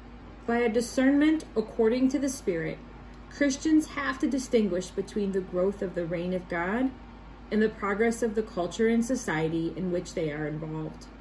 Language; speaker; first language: English; native; English